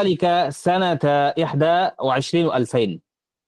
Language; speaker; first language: Arabic; non-native, fluent; Bangla